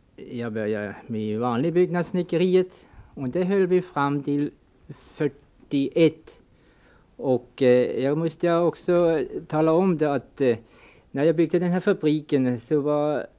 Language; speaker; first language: Swedish; non-native, fluent; German